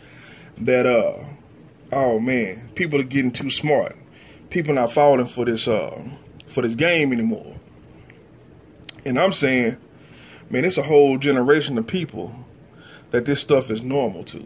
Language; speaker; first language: English; native; English